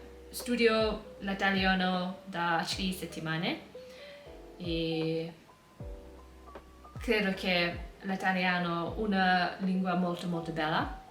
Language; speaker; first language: Italian; non-native, learner; English